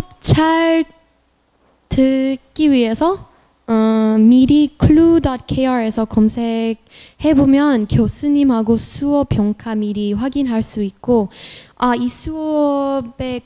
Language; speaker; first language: Korean; non-native, fluent; French